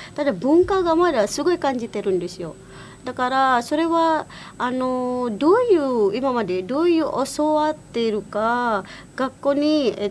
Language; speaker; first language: Japanese; non-native, learner; Indonesian